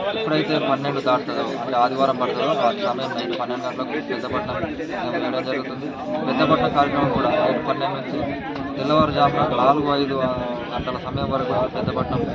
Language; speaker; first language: Telugu; native; Telugu